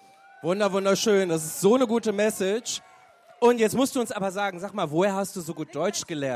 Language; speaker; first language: German; native; German